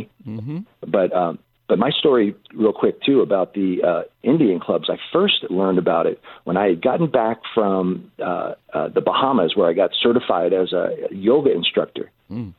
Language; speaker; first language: English; native; English